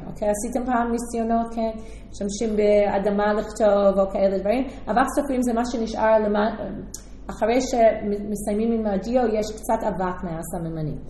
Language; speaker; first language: Hebrew; non-native, fluent; English